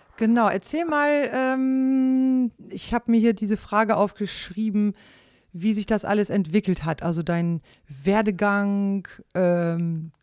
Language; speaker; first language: German; non-native, local second language; Low German